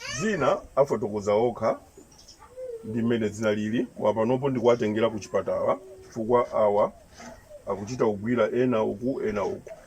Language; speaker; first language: Nyanja; native; Nyanja